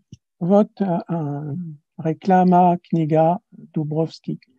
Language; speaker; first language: Russian; non-native, learner; French